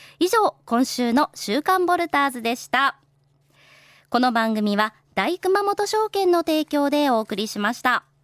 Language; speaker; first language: Japanese; native; Japanese